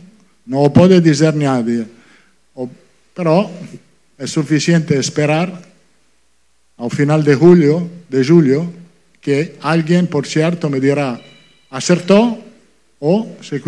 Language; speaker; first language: Portuguese; non-native, fluent; Italian